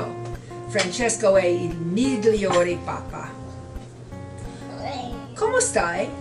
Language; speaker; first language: Italian; non-native, learner; English